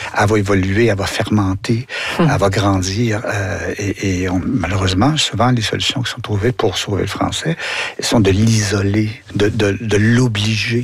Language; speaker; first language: French; native; French